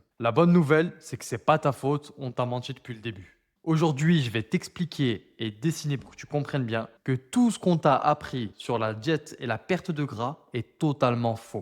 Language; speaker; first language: French; native; French